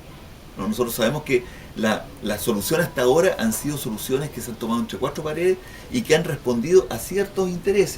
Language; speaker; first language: Spanish; native; Spanish